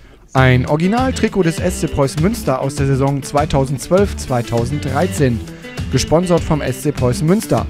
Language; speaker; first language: German; native; German